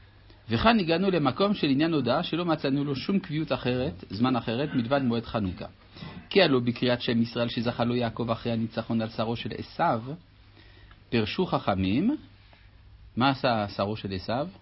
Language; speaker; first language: Hebrew; native; Hebrew